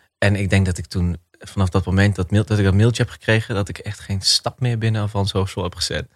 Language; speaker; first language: Dutch; early bilingual, other home language; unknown